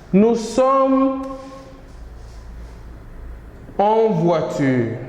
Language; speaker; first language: French; non-native, fluent; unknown